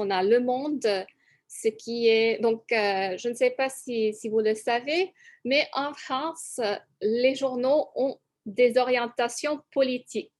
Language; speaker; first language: French; non-native, fluent; English